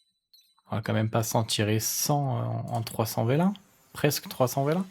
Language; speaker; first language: French; native; French